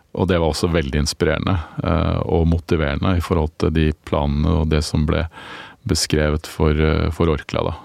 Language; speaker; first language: Norwegian; native; Norwegian